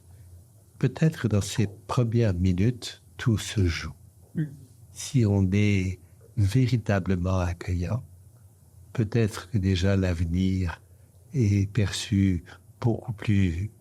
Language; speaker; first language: French; native; French